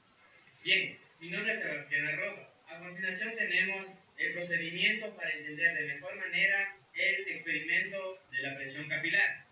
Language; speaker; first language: Spanish; native; Spanish